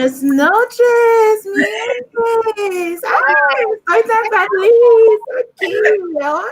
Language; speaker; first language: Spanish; non-native, learner; English